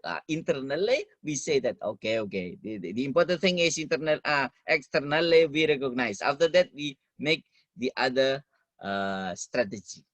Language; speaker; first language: English; non-native, fluent; Indonesian